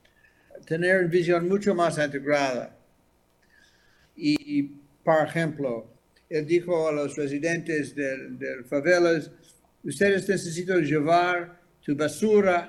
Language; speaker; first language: Spanish; non-native, fluent; English